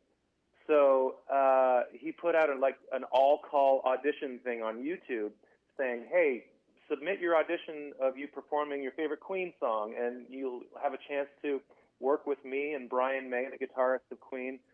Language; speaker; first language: English; native; English